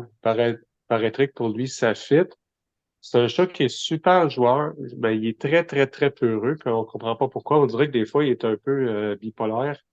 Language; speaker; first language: French; native; French